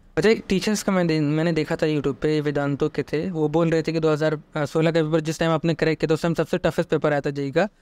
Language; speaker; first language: Hindi; native; Hindi